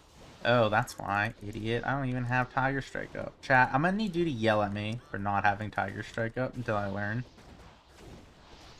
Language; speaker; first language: English; native; English